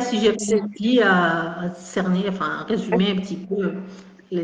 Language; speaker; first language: French; non-native, local second language; Kabyle